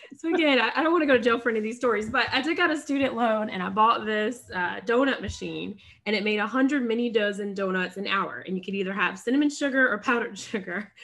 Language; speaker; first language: English; native; English